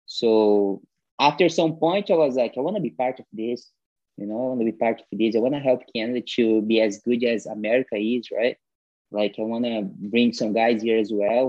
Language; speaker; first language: English; non-native, fluent; Portuguese